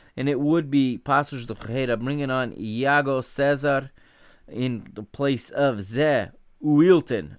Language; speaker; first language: English; native; English